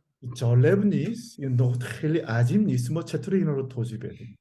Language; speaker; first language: Persian; non-native, learner; Korean